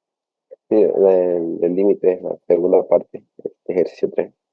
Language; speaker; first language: Spanish; native; Spanish